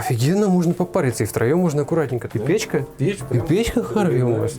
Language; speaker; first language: Russian; native; Russian